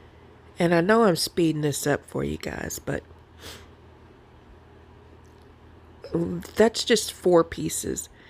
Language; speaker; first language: English; native; English